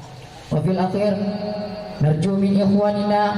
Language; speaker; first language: Arabic; non-native, learner; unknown